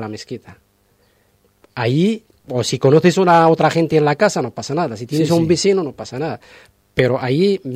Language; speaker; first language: Spanish; non-native, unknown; Arabic